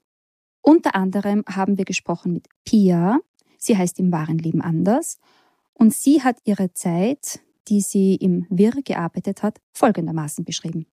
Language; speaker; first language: German; native; German